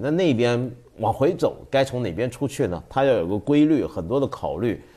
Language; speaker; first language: Chinese; native; Chinese